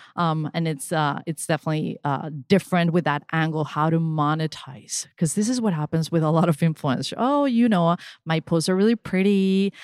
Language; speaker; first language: English; early bilingual, other home language; Spanish